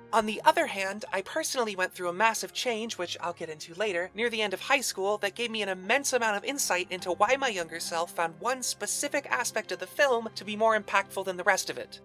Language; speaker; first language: English; native; English